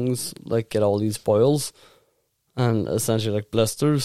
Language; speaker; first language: English; native; English